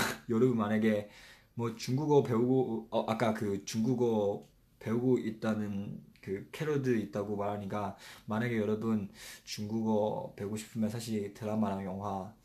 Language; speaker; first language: Korean; non-native, fluent; Chinese